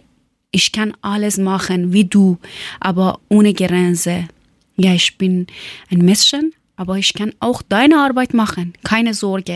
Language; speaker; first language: German; non-native, learner; Persian